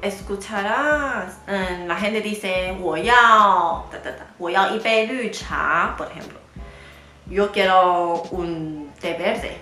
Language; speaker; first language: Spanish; non-native, fluent; Chinese